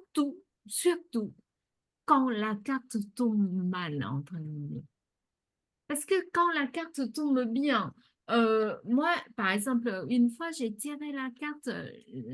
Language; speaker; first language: French; non-native, fluent; Vietnamese